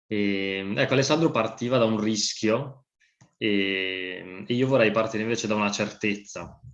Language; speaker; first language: Italian; native; Italian